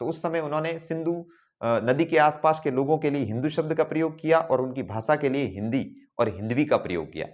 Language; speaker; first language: Hindi; native; Hindi